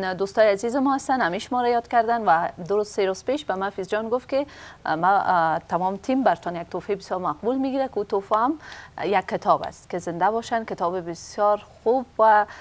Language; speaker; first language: Persian; native; Persian